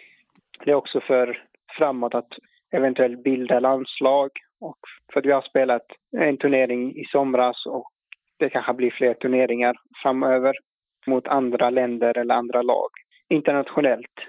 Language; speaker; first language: Swedish; non-native, fluent; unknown